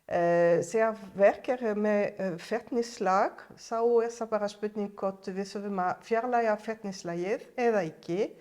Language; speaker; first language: Icelandic; non-native, fluent; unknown